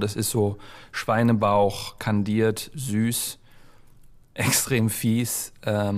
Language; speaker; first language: German; native; German